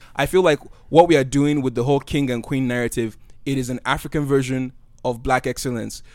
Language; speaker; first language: English; non-native, local second language; Igbo